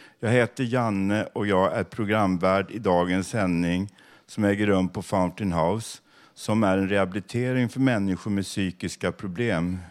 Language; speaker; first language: Swedish; native; Swedish